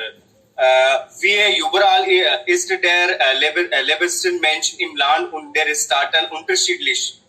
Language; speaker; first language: German; non-native, learner; Hindi